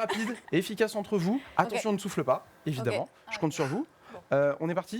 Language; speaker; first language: French; native; French